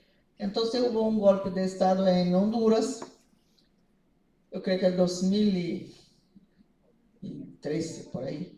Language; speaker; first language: Spanish; non-native, fluent; Portuguese